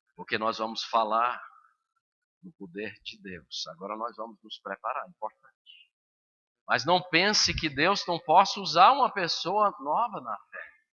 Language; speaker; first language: Portuguese; early bilingual, other home language; English